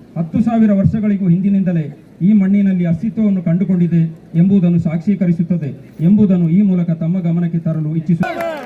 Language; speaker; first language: Kannada; non-native, local second language; Kodava